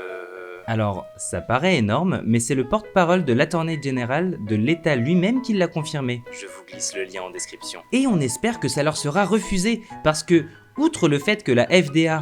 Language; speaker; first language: French; native; French